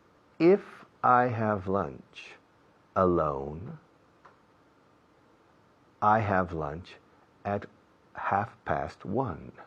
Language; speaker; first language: English; non-native, fluent; Spanish